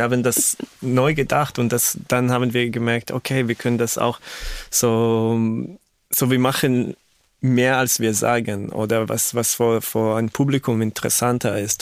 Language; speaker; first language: German; non-native, fluent; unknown